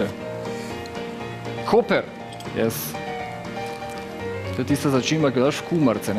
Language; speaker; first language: Slovenian; native; Slovenian